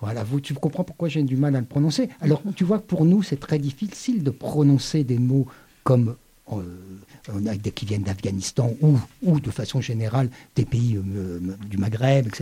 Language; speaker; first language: French; native; French